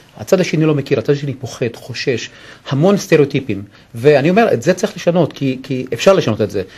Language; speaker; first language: Hebrew; non-native, local second language; Arabic